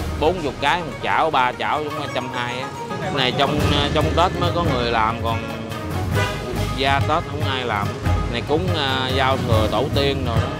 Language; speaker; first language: Vietnamese; non-native, local second language; Cantonese